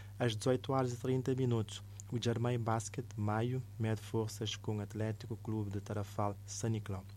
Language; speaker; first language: Portuguese; non-native, local second language; Kabuverdianu